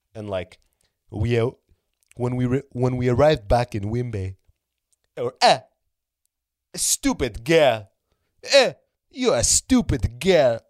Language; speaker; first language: English; early bilingual, other home language; Arabic